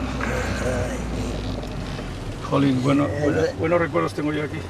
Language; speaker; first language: Spanish; native; Spanish